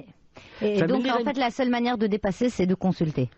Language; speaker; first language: French; non-native, local second language; Arabic